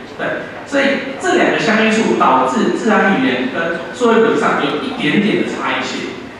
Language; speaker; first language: Chinese; native; Chinese